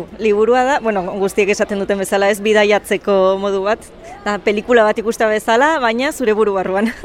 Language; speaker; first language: Basque; native; Basque